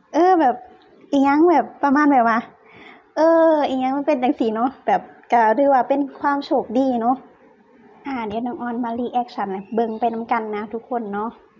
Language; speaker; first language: Thai; non-native, local second language; Lao